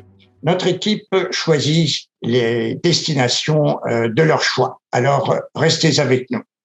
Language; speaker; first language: French; native; French